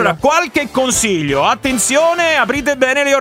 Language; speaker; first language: Italian; native; Italian